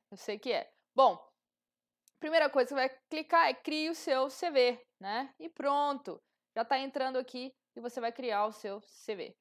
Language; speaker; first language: Portuguese; native; Portuguese